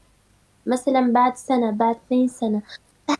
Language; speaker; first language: Arabic; non-native, learner; Turkish